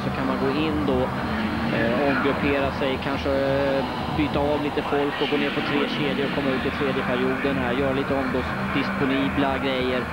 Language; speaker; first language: Swedish; native; Swedish